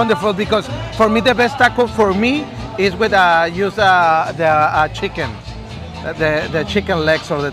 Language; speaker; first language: English; non-native, learner; Spanish